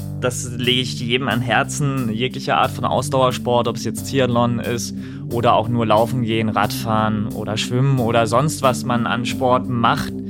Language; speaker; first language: German; native; German